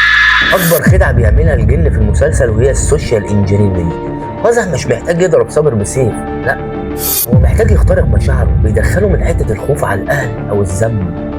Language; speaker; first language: Arabic; native; Arabic